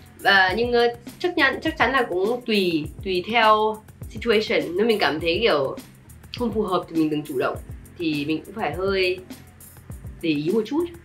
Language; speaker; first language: Vietnamese; early bilingual, heritage; Vietnamese